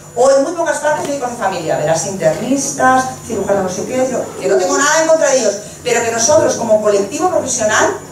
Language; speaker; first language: Spanish; non-native, local second language; Catalan